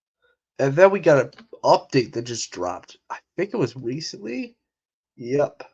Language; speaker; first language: English; native; English